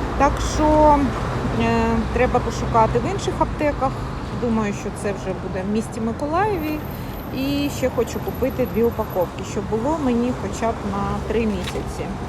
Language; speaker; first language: Ukrainian; native; Ukrainian